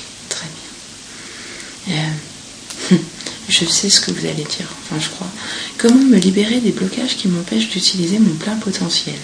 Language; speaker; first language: French; native; French